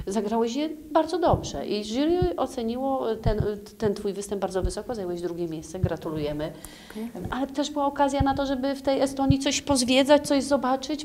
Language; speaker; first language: Polish; native; Polish